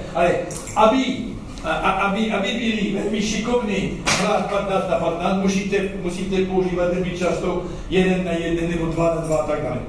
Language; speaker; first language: Czech; non-native, learner; French